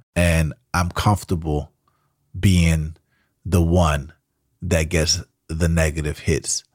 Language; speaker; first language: English; early bilingual, other home language; Spanish